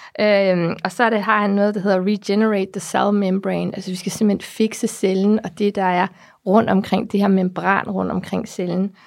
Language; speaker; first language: Danish; early bilingual, heritage; Danish